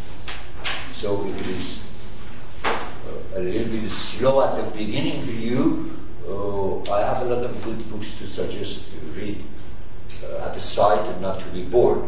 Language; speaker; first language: English; non-native, fluent; Persian